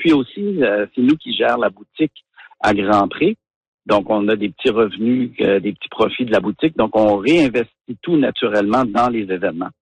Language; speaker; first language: French; native; French